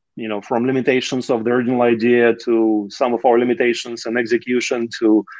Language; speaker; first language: English; non-native, fluent; Russian